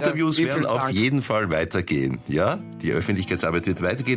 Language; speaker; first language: German; native; German